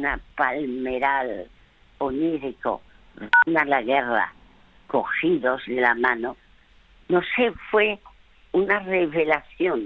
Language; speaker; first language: Spanish; early bilingual, other home language; French